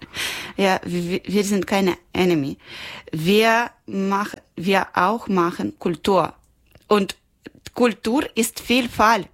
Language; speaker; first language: German; non-native, learner; Ukrainian